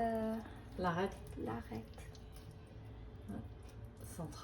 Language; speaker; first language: French; native; French